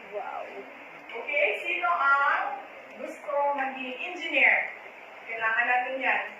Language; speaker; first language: Filipino; non-native, local second language; Bikol